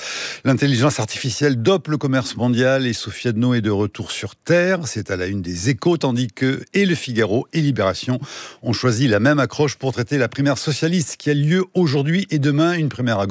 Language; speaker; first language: French; native; French